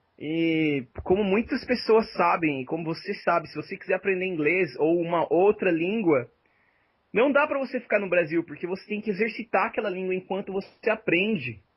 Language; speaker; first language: Portuguese; native; Portuguese